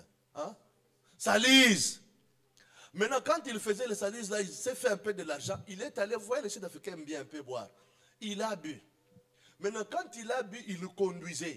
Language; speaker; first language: French; non-native, local second language; Swahili